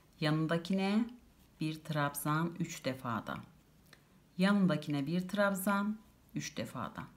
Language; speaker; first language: Turkish; native; Turkish